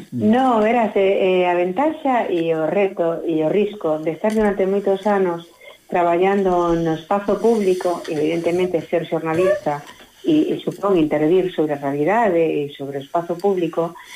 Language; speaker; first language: Galician; early bilingual, other home language; Spanish